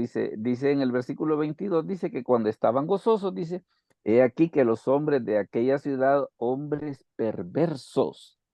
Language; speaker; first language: Spanish; native; Spanish